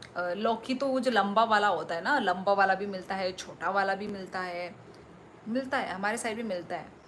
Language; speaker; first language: Hindi; non-native, local second language; Kok Borok